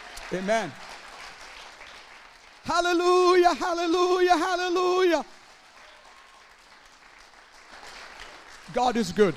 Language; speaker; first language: English; non-native, local second language; Malayalam